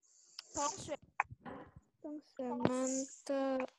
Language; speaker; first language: Chinese; non-native, learner; Indonesian